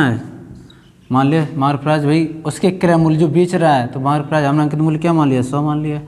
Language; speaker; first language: Hindi; native; Hindi